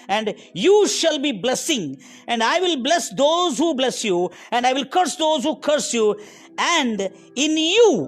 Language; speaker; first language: English; non-native, local second language; Kannada